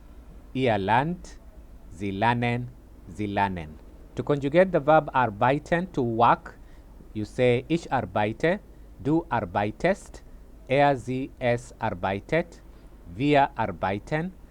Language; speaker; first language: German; non-native, fluent; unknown